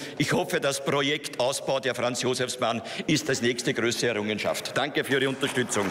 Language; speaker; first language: German; native; German